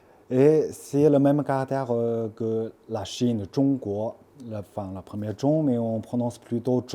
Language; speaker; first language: French; non-native, fluent; Chinese